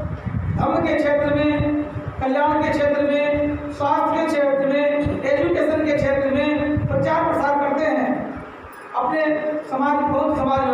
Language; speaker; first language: Hindi; native; Hindi